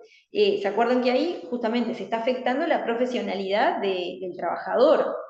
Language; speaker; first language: Spanish; native; Spanish